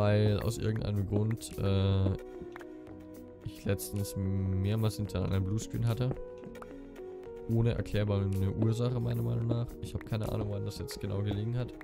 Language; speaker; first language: German; native; German